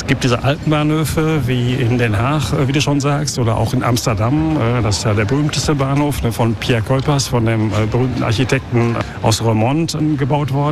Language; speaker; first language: German; native; German